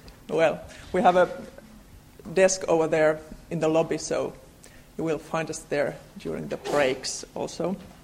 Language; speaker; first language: English; non-native, fluent; Finnish